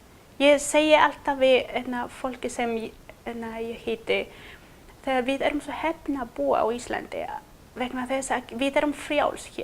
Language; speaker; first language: Icelandic; non-native, fluent; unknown